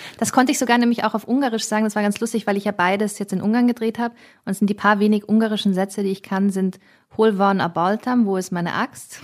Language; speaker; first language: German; early bilingual, other home language; English